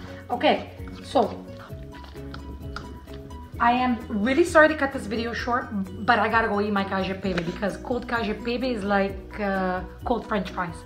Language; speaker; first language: English; native; English